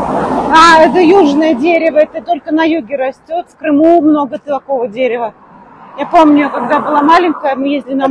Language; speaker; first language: Russian; native; Russian